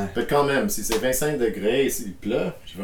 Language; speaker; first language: French; non-native, fluent; English